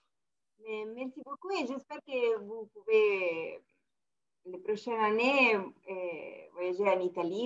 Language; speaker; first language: French; non-native, fluent; Italian